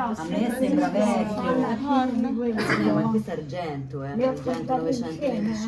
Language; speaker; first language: Italian; non-native, learner; Ukrainian